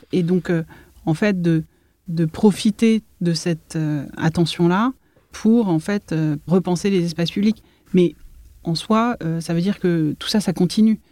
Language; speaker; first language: French; native; French